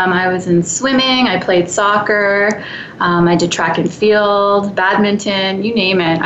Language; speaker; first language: English; native; English